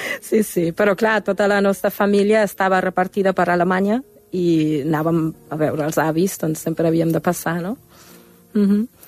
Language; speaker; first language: Catalan; non-native, fluent; German